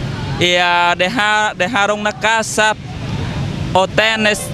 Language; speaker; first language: Spanish; non-native, learner; Vietnamese